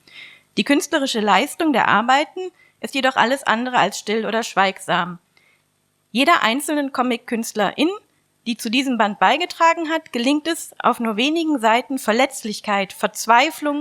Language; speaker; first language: German; native; German